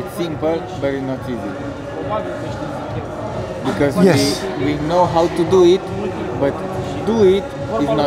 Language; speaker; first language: English; non-native, fluent; Romanian